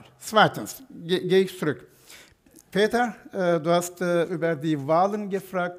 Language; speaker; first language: German; non-native, fluent; Turkish